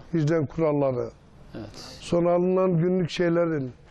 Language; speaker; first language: Turkish; native; Turkish